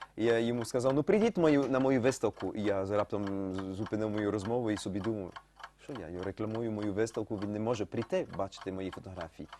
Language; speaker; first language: Ukrainian; early bilingual, heritage; Ukrainian